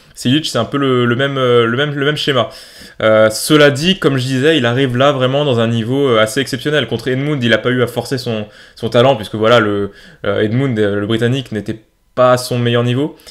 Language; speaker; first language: French; native; French